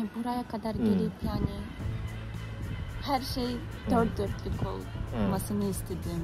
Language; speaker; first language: Turkish; non-native, learner; Russian